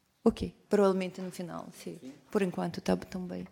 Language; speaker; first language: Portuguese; non-native, fluent; Russian